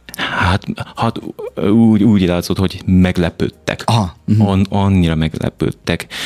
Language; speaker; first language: Hungarian; non-native, fluent; Japanese